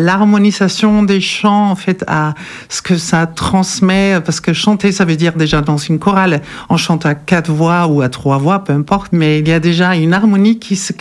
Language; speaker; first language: French; non-native, fluent; German